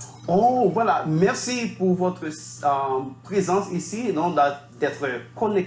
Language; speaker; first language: French; non-native, fluent; Spanish